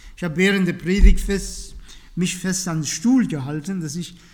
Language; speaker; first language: German; non-native, fluent; Persian